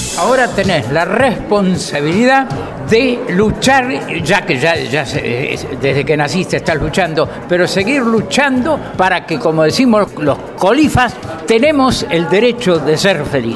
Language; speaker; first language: Spanish; native; Spanish